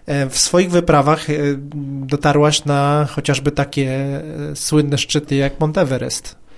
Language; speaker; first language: Polish; native; Polish